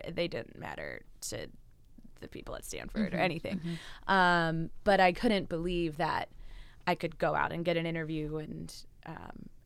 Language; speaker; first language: English; native; English